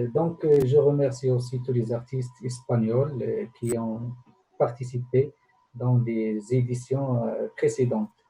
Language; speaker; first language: French; non-native, local second language; Arabic